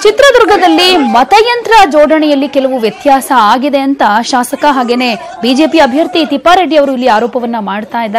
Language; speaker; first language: Kannada; native; Kannada